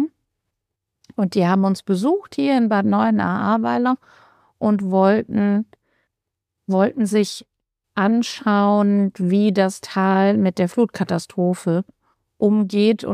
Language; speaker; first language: German; native; German